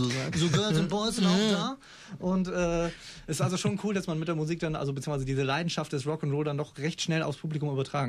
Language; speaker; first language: German; native; German